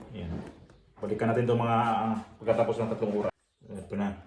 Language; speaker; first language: Filipino; native; Filipino